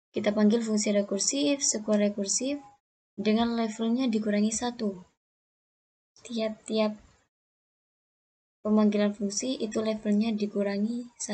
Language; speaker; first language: Indonesian; native; Indonesian